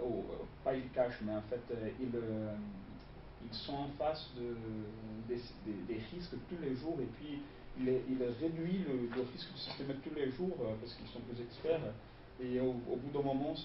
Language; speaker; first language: French; non-native, fluent; Portuguese